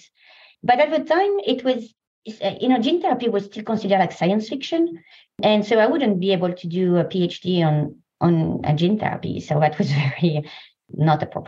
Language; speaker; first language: English; non-native, fluent; French